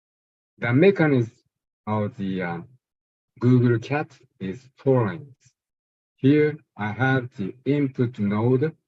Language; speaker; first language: English; non-native, fluent; Japanese